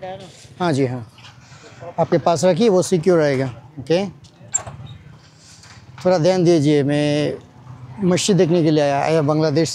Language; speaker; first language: Hindi; non-native, learner; Bangla